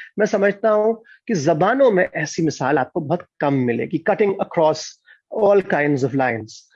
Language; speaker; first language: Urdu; native; Urdu